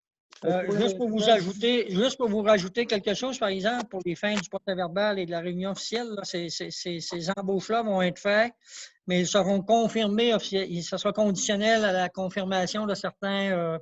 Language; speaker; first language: French; native; French